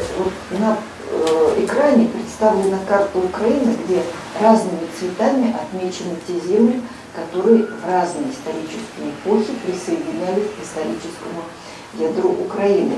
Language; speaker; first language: Russian; native; Russian